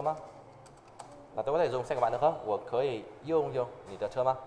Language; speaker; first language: Chinese; non-native, fluent; Vietnamese